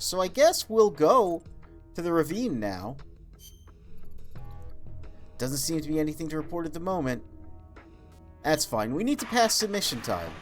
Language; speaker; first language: English; native; English